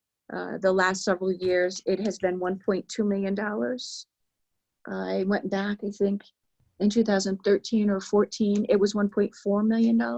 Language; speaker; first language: English; native; English